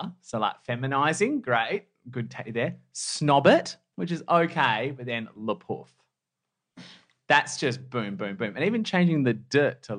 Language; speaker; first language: English; native; English